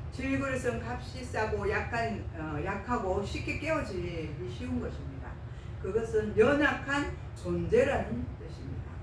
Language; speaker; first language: Korean; native; Korean